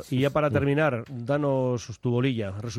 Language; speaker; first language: Spanish; native; Spanish